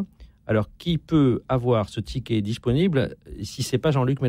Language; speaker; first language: French; native; French